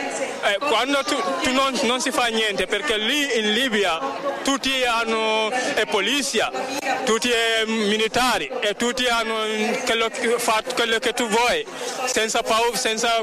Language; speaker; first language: Italian; non-native, learner; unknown